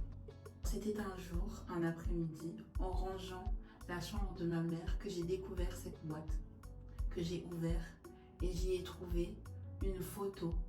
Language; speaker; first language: French; native; French